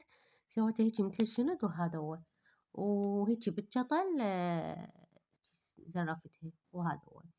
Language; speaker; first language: Arabic; native; Arabic